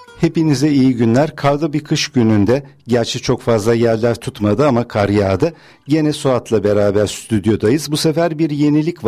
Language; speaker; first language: Turkish; native; Turkish